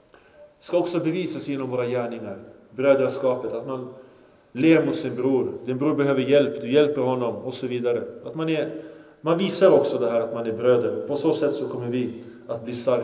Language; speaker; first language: Swedish; non-native, local second language; Arabic